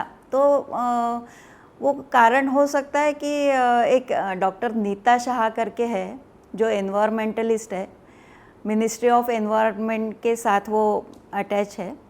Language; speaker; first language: Hindi; non-native, local second language; Marathi